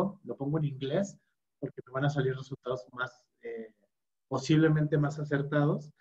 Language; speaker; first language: Spanish; native; Spanish